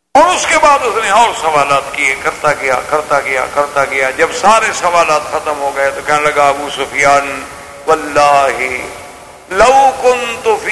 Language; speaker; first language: Urdu; native; Urdu